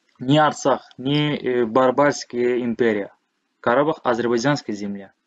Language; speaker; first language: Russian; non-native, learner; Azerbaijani